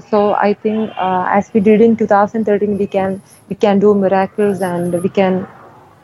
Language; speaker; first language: English; non-native, local second language; Malayalam